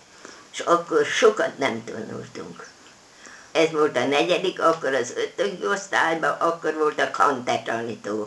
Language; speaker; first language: Hungarian; non-native, local second language; German